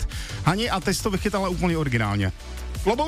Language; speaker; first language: Czech; native; Czech